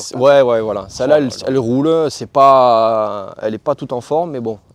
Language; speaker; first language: French; native; French